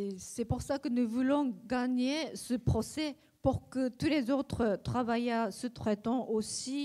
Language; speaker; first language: French; non-native, learner; Japanese